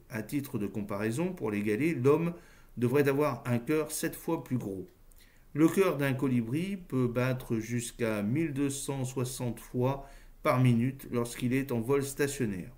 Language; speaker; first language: French; native; French